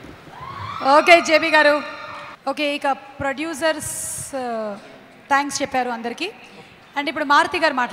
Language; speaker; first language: Telugu; native; Telugu